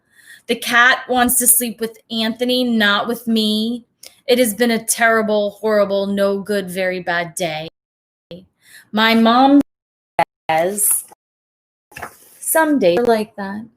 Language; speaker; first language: English; native; English